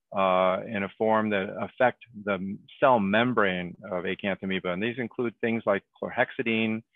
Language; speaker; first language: English; native; English